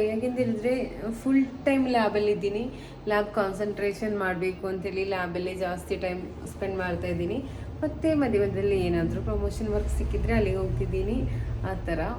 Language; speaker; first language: Kannada; non-native, local second language; Malayalam